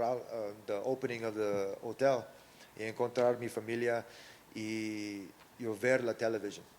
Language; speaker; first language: Spanish; early bilingual, heritage; English